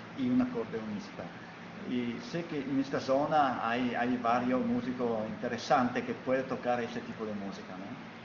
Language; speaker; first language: Spanish; non-native, fluent; Italian